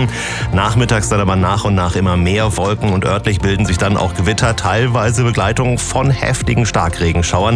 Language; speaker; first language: German; native; German